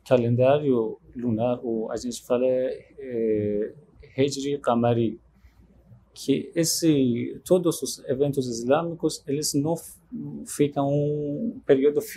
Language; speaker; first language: Portuguese; non-native, fluent; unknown